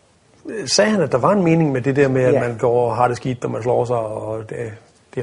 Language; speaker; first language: Danish; native; Danish